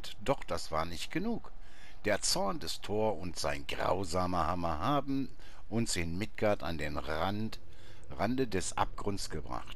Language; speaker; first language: German; native; German